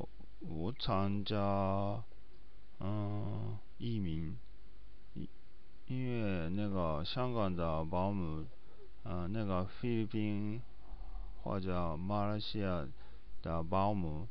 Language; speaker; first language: Chinese; non-native, learner; Japanese